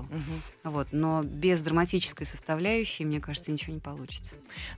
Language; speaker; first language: Russian; native; Russian